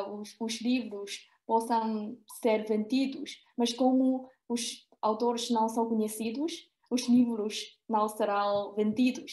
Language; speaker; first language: Portuguese; non-native, fluent; Chinese